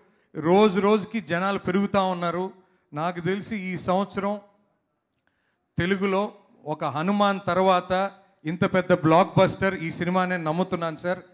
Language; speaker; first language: Telugu; native; Telugu